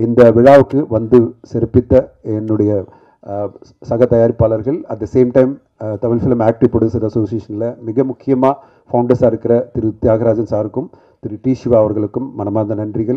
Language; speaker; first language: Tamil; native; Tamil